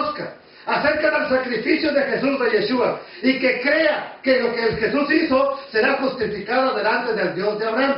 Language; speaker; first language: Spanish; native; Spanish